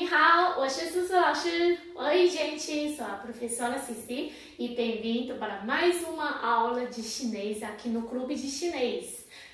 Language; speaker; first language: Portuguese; non-native, fluent; Chinese